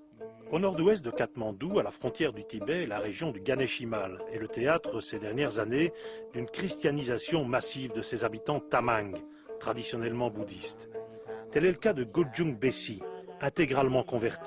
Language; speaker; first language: French; native; French